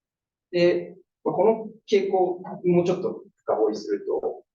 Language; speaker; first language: Japanese; native; Japanese